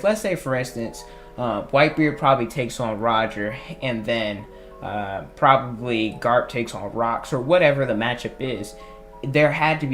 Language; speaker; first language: English; native; English